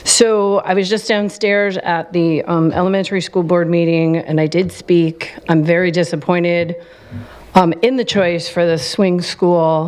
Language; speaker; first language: English; native; English